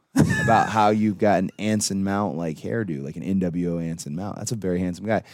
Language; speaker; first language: English; native; English